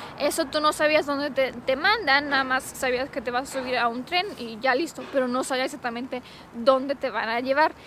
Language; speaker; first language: Spanish; non-native, fluent; Romanian